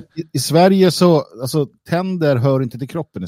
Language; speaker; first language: Swedish; native; Swedish